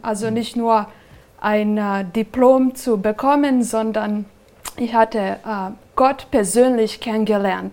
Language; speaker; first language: German; non-native, fluent; Serbian